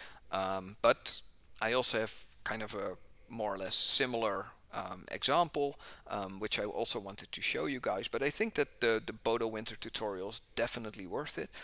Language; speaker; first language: English; non-native, fluent; Dutch